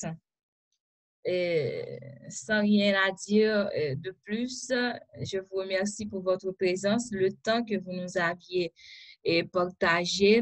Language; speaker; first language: French; non-native, local second language; Haitian Creole